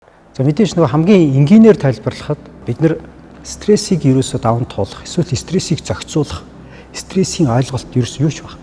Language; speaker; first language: Mongolian; native; Mongolian